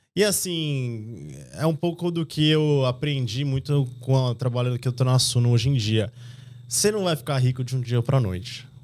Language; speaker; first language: Portuguese; native; Portuguese